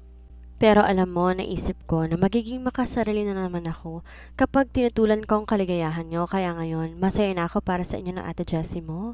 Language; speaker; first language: Filipino; native; Filipino